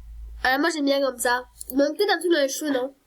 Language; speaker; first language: French; native; French